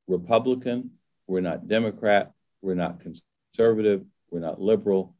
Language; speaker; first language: English; native; English